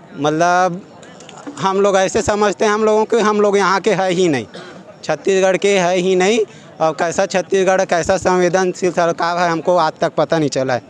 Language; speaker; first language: Hindi; native; Hindi